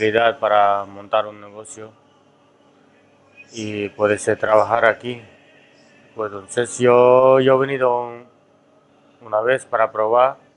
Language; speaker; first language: Spanish; non-native, fluent; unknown